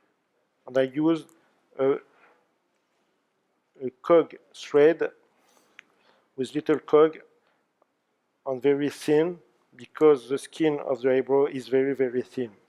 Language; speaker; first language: English; non-native, learner; French